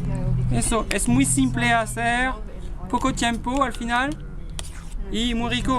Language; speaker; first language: Spanish; non-native, learner; French